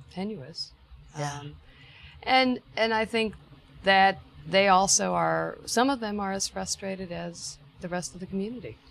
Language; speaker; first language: English; native; English